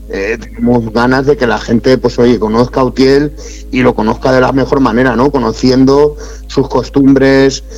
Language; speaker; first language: Spanish; native; Spanish